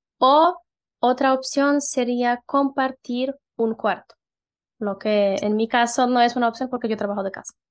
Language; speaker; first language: Spanish; non-native, fluent; Polish